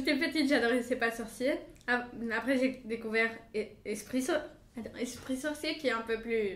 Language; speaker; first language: French; non-native, fluent; Bulgarian